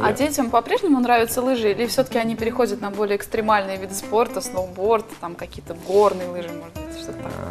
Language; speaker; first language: Russian; native; Russian